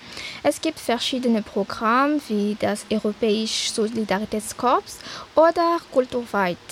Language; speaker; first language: German; non-native, fluent; Malagasy